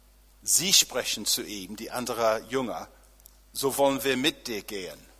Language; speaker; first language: German; non-native, fluent; English